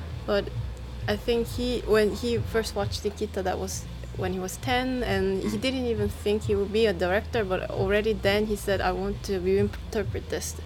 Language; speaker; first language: English; non-native, fluent; Korean